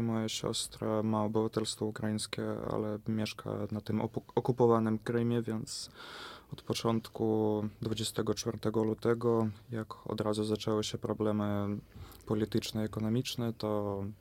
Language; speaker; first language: Polish; non-native, fluent; Russian